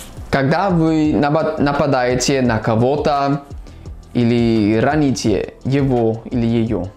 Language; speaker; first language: Russian; non-native, fluent; English